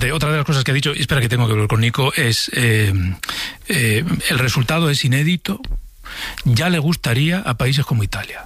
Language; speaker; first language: Spanish; native; Spanish